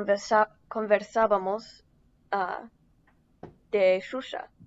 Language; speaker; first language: Spanish; non-native, learner; English